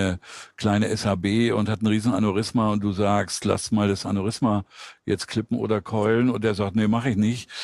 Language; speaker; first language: German; native; German